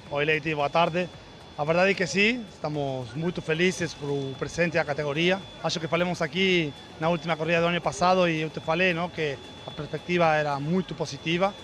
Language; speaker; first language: Portuguese; non-native, learner; Spanish